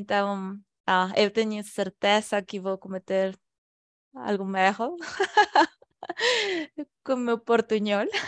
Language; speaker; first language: Portuguese; non-native, fluent; Spanish